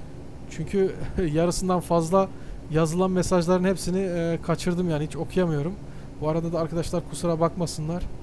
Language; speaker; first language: Turkish; early bilingual, heritage; Turkish